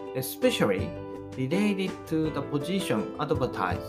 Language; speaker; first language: English; non-native, fluent; Japanese